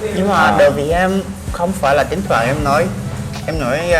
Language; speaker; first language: Vietnamese; non-native, fluent; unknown